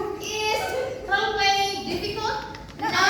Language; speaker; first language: English; non-native, learner; Indonesian